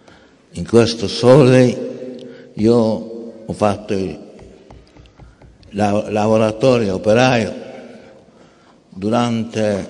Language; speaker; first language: Italian; non-native, fluent; Polish